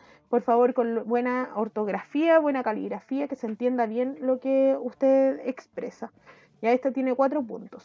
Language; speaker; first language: Spanish; native; Spanish